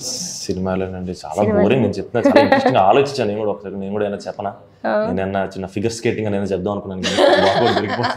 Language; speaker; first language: Telugu; native; Telugu